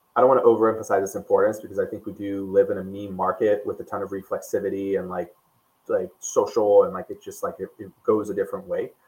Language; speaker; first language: English; non-native, fluent; Portuguese